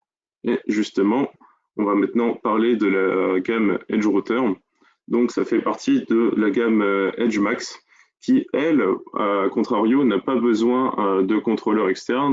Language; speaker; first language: French; native; French